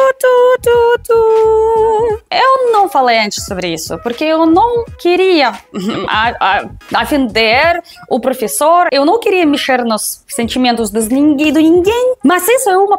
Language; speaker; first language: Portuguese; non-native, fluent; Russian